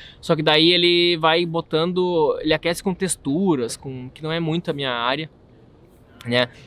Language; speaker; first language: Portuguese; native; Portuguese